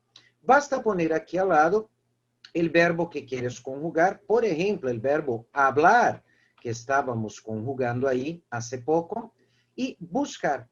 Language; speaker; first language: Spanish; non-native, fluent; Portuguese